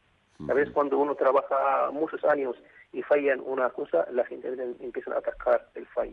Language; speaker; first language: Spanish; non-native, fluent; Arabic